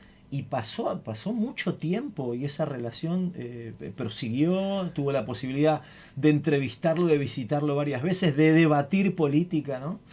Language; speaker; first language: Spanish; native; Spanish